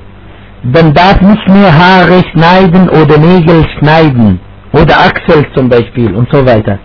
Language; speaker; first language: German; non-native, fluent; Arabic